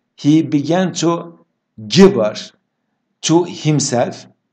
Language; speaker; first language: English; non-native, fluent; Turkish